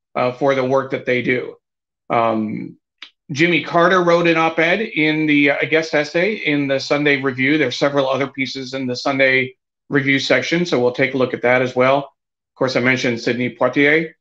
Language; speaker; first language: English; native; English